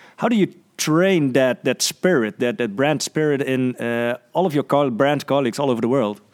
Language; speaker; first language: English; non-native, fluent; Dutch